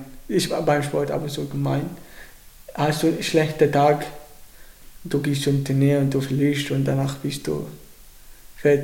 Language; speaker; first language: German; non-native, learner; Arabic